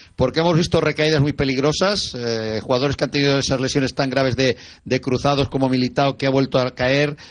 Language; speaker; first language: Spanish; native; Spanish